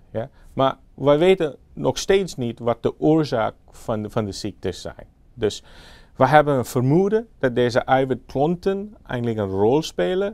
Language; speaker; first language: Dutch; non-native, fluent; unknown